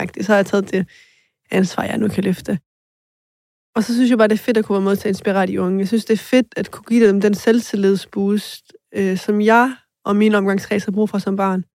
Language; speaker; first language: Danish; early bilingual, other home language; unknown